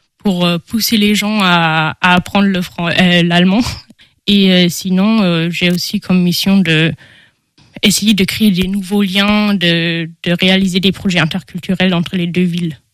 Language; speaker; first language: French; non-native, fluent; German